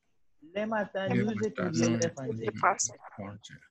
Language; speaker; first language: French; non-native, learner; Spanish